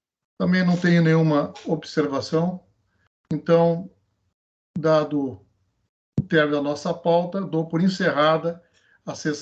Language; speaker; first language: Portuguese; native; Portuguese